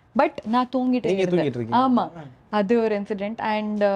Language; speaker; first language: Tamil; early bilingual, heritage; Tamil